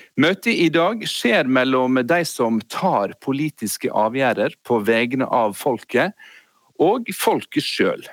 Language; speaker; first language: Norwegian; native; Norwegian